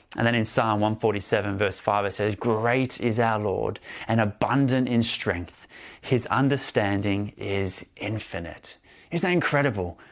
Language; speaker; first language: English; native; English